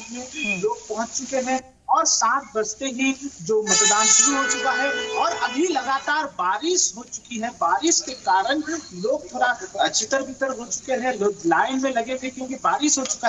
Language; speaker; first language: Hindi; non-native, local second language; Assamese